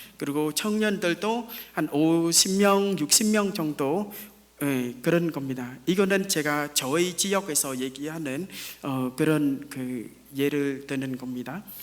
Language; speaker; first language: Korean; non-native, fluent; Khmer